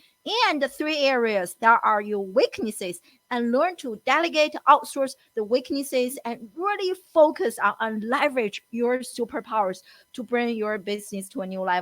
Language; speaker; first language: English; non-native, fluent; Chinese